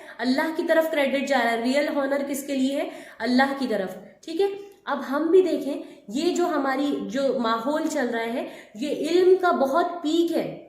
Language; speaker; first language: Urdu; native; Urdu